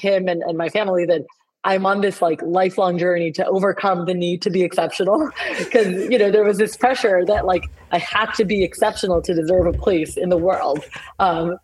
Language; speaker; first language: English; non-native, fluent; Spanish